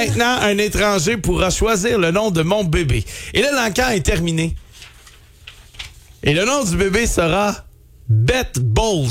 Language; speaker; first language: French; native; French